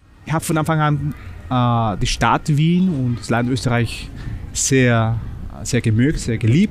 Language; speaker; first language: German; non-native, fluent; Spanish